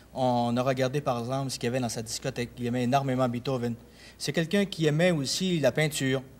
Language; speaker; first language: French; native; French